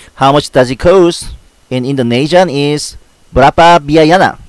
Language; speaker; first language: English; non-native, fluent; Korean